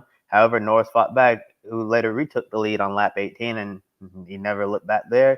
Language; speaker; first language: English; native; English